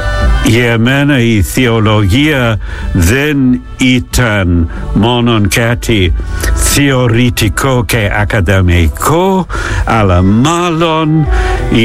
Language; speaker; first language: Greek; non-native, fluent; English